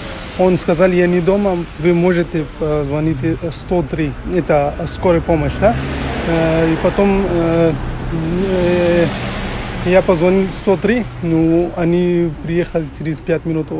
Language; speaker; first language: Russian; non-native, local second language; Kyrgyz